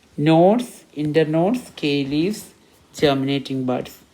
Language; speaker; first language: English; non-native, local second language; Malayalam